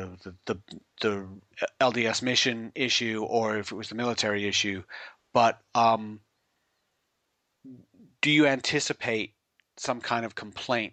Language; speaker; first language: English; native; English